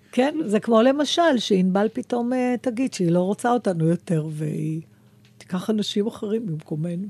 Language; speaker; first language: Hebrew; native; Hebrew